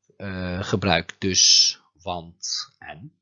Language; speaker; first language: Dutch; non-native, fluent; Turkish